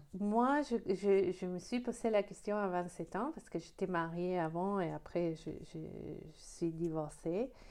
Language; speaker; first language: French; non-native, fluent; Spanish